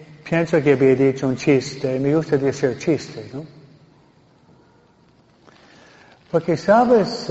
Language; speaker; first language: Spanish; non-native, fluent; English